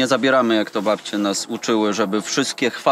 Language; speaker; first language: Polish; native; Polish